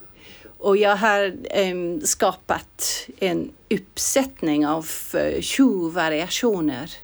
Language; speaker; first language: Swedish; non-native, fluent; English